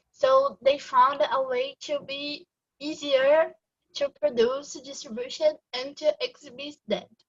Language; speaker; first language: English; non-native, fluent; Portuguese